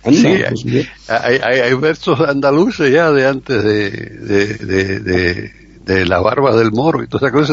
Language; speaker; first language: Spanish; native; Spanish